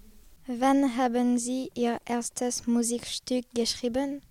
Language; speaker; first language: German; non-native, learner; French